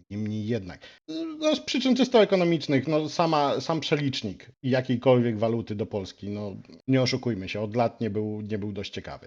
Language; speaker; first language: Polish; native; Polish